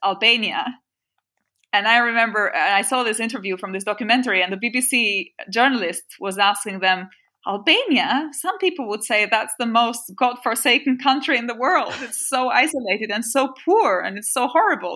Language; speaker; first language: English; non-native, fluent; French